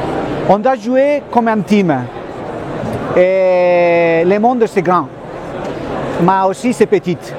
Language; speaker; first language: French; non-native, fluent; Italian